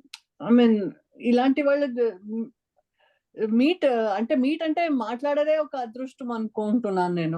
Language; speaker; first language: Telugu; non-native, learner; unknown